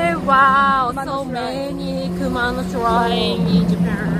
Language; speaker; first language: English; non-native, learner; Japanese